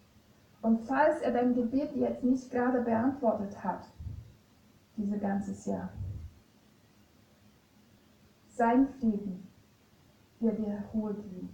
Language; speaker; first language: German; non-native, fluent; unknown